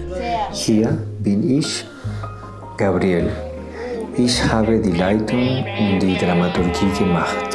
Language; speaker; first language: German; non-native, learner; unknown